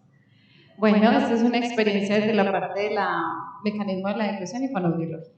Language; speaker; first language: Spanish; native; Spanish